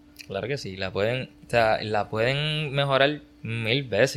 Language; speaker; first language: Spanish; native; Spanish